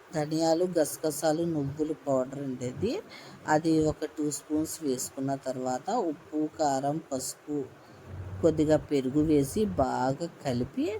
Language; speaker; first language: Telugu; non-native, local second language; Urdu